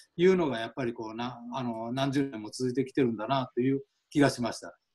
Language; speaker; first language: Japanese; native; Japanese